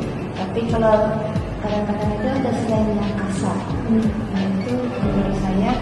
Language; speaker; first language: Indonesian; non-native, local second language; Min Nan Chinese